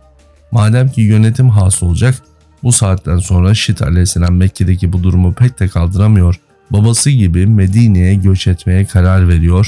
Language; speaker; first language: Turkish; native; Turkish